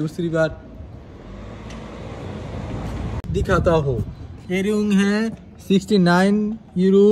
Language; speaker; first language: Hindi; non-native, learner; Bangla